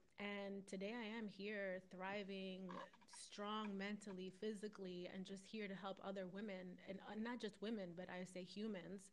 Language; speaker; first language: English; native; English